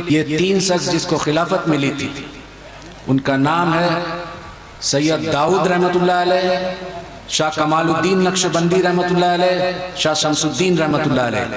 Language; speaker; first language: Hindi; non-native, fluent; Chinese